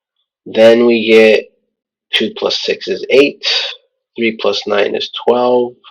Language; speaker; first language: English; native; English